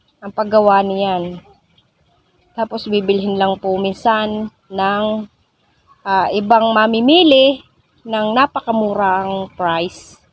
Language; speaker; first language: Filipino; non-native, local second language; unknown